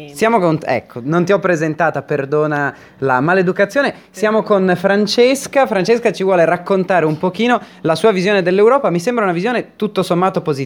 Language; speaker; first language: Italian; native; Italian